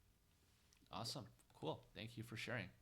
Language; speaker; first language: English; native; English